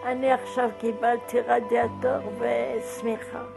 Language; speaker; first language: Hebrew; non-native, fluent; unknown